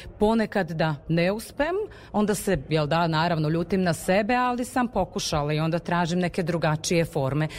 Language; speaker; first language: Serbian; non-native, local second language; Slovak